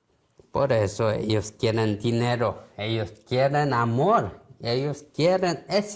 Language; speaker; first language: Spanish; non-native, learner; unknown